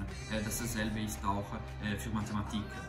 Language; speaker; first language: German; non-native, fluent; Italian